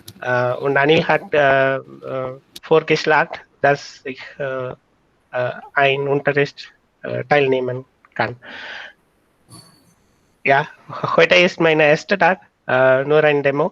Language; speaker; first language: German; non-native, fluent; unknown